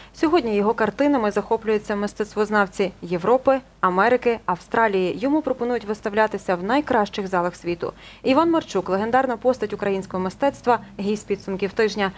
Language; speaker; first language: Ukrainian; native; Ukrainian